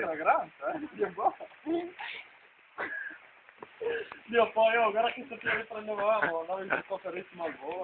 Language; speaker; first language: Italian; native; Italian